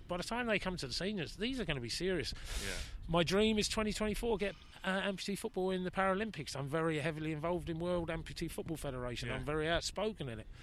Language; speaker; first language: English; native; English